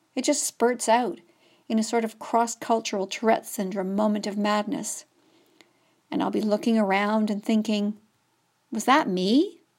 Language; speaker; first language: English; native; English